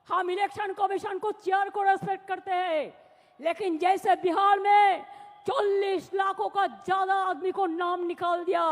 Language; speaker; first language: Hindi; non-native, local second language; Bangla